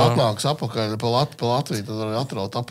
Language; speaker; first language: Latvian; native; Latvian